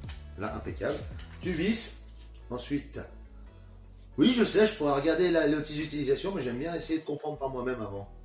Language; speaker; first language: French; native; French